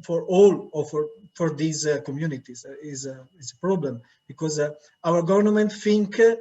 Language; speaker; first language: English; non-native, learner; Italian